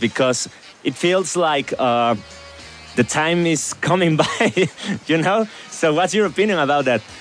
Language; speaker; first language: English; non-native, fluent; Spanish